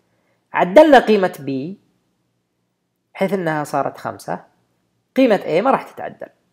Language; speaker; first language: Arabic; native; Arabic